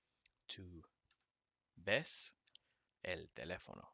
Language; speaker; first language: Spanish; non-native, fluent; English